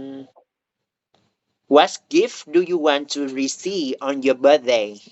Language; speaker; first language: English; non-native, learner; Vietnamese